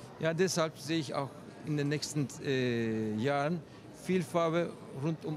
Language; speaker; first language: German; non-native, fluent; Turkish